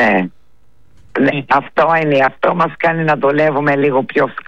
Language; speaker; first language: Greek; early bilingual, heritage; Greek